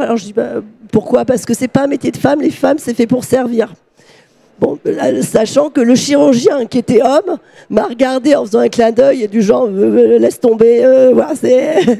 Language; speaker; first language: French; native; French